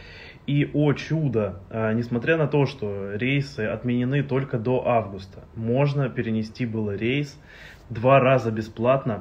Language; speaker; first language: Russian; native; Russian